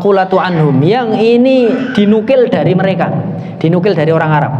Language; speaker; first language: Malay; non-native, local second language; Javanese